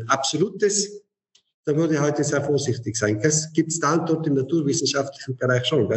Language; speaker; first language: German; native; German